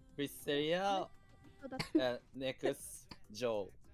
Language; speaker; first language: Japanese; native; Japanese